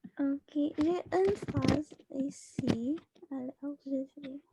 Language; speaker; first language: French; non-native, learner; English